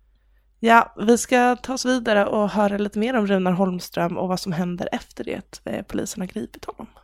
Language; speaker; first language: Swedish; native; Swedish